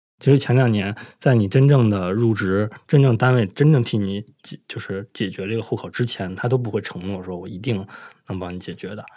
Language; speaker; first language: Chinese; native; Chinese